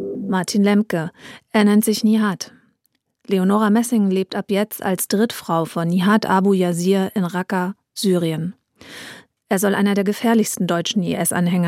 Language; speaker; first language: German; native; German